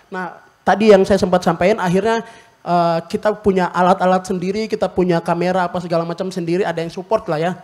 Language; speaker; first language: Indonesian; native; Indonesian